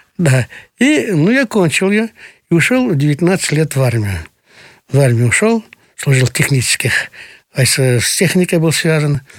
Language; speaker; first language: Russian; non-native, local second language; Kyrgyz